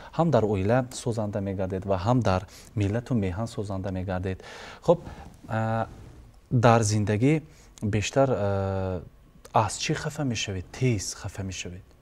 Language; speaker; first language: Tajik; native; Tajik